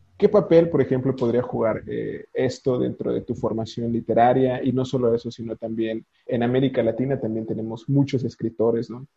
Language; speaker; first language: Spanish; native; Spanish